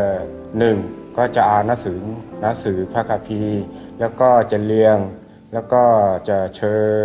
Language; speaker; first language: Thai; non-native, local second language; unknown